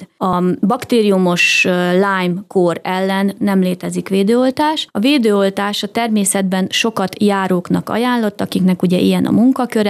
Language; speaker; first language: Hungarian; native; Hungarian